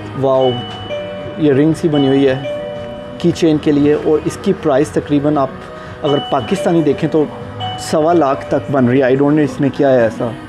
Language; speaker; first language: Urdu; native; Urdu